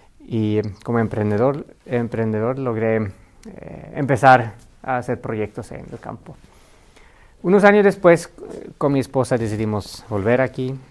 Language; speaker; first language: Spanish; non-native, fluent; Finnish